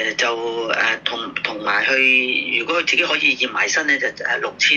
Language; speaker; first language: Cantonese; native; Cantonese